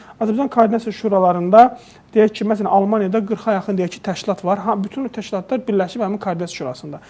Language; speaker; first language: Azerbaijani; native; Azerbaijani